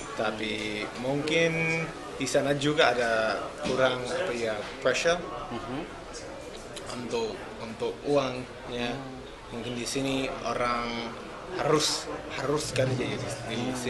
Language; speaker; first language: Indonesian; non-native, learner; English